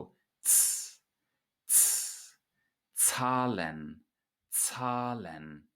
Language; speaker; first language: German; non-native, fluent; English